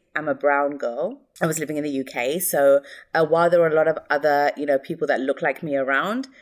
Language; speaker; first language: English; early bilingual, other home language; Hindi